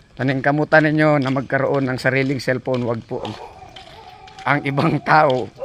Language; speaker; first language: Filipino; native; Filipino